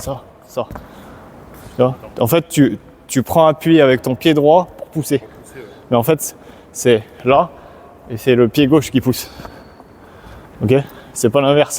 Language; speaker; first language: French; native; French